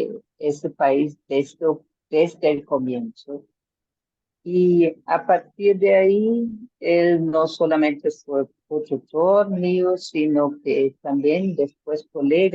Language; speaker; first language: Spanish; non-native, fluent; German